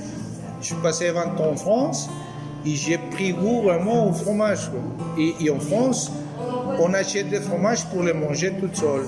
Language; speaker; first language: French; non-native, fluent; Spanish